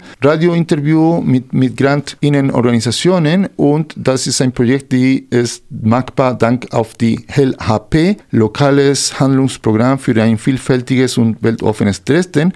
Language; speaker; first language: German; non-native, fluent; Spanish